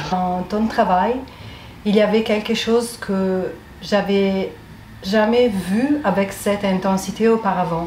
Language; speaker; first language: French; non-native, fluent; Italian